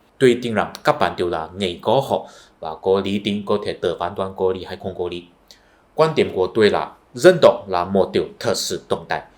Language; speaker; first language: Vietnamese; non-native, fluent; Chinese